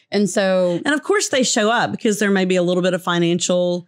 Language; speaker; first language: English; native; English